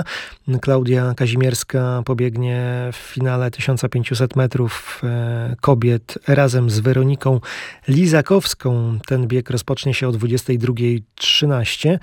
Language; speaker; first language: Polish; native; Polish